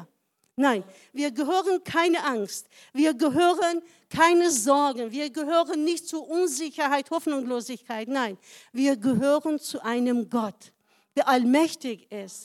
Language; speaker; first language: German; non-native, fluent; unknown